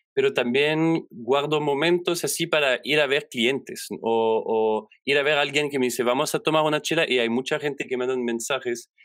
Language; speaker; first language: Spanish; non-native, fluent; French